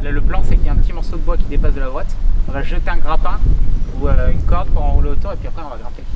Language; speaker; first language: French; native; French